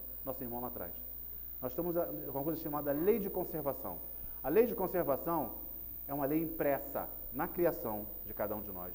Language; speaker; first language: Portuguese; native; Portuguese